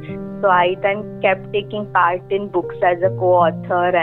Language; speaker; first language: English; non-native, local second language; Gujarati